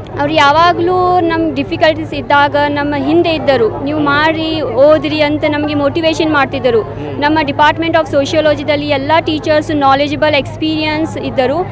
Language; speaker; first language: Kannada; native; Kannada